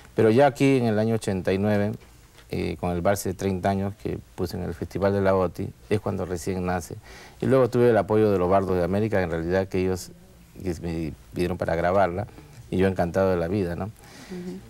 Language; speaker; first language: Spanish; native; Spanish